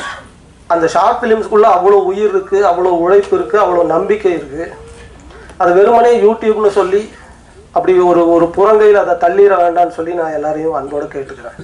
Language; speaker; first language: Tamil; native; Tamil